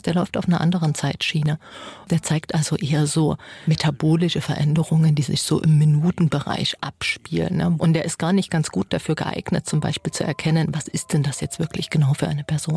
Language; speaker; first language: German; native; German